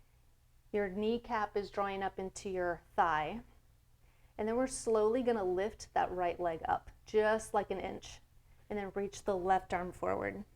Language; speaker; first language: English; native; English